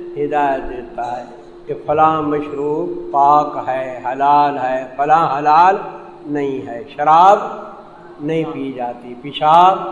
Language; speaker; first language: Urdu; non-native, local second language; Punjabi